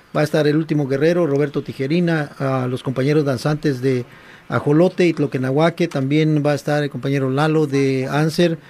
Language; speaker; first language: Spanish; native; Spanish